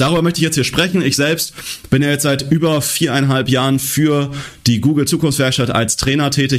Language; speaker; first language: German; native; German